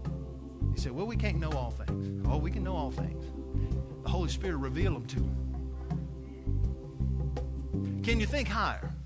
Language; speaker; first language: English; native; English